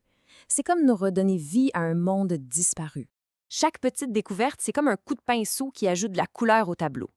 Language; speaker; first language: French; native; French